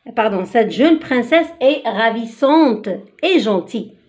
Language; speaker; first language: French; non-native, local second language; Arabic